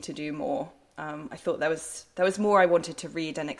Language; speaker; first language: English; native; English